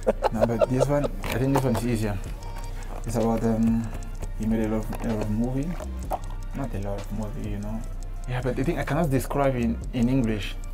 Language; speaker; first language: English; non-native, learner; French